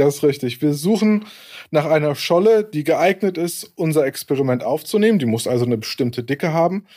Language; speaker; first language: German; native; German